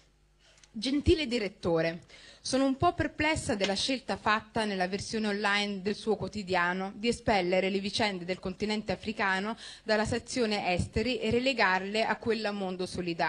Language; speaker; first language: Italian; early bilingual, other home language; Somali